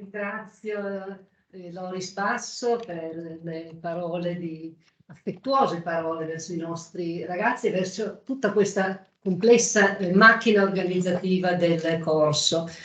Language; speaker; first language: Italian; native; Italian